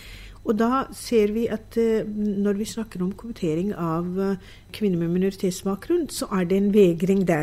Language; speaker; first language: Norwegian; non-native, fluent; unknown